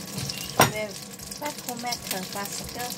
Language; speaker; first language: French; non-native, fluent; Vietnamese